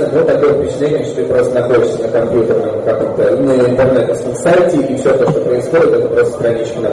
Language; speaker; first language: Russian; native; Russian